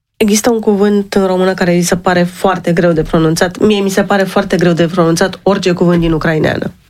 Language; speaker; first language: Romanian; native; Romanian